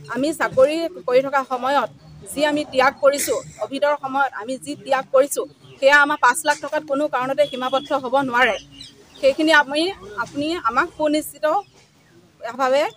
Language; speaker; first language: Assamese; native; Assamese